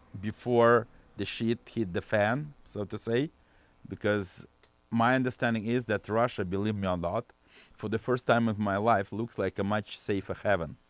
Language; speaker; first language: English; non-native, fluent; Russian